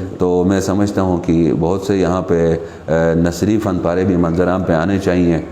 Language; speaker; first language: Urdu; non-native, local second language; Shina